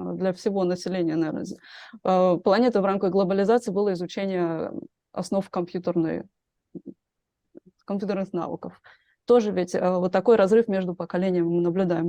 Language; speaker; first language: Russian; native; Russian